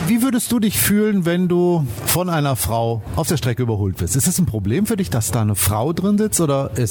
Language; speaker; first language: German; native; German